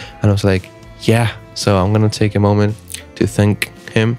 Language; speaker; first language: English; non-native, fluent; Spanish